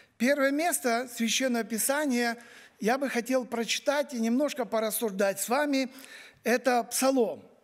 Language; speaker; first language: Russian; native; Russian